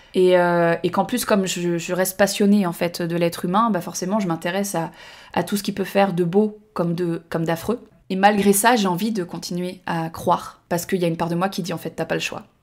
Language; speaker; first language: French; native; French